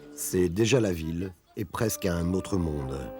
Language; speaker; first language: French; native; French